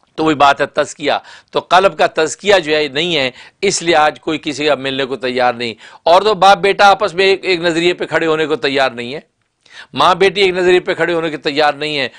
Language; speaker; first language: Urdu; non-native, local second language; Punjabi